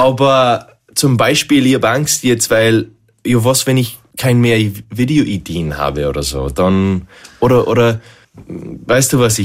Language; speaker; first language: German; non-native, learner; English